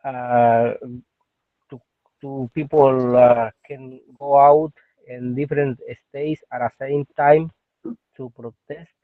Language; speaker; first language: English; non-native, learner; Spanish